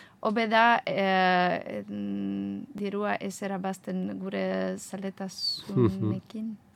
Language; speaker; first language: Basque; non-native, learner; Ukrainian